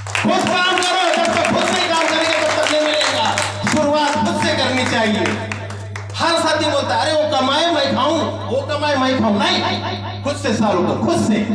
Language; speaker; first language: Hindi; non-native, local second language; Marathi